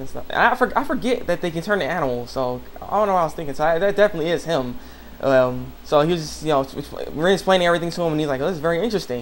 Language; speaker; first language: English; native; English